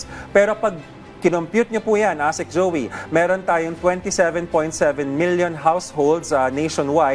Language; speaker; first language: Filipino; native; Filipino